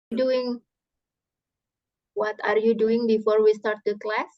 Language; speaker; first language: English; non-native, fluent; Indonesian